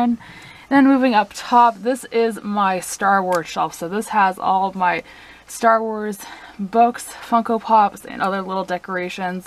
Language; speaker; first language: English; native; English